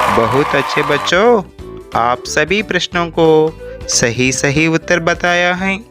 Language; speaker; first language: Hindi; non-native, local second language; Telugu